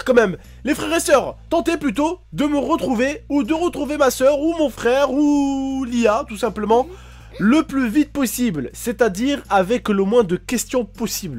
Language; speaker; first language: French; native; French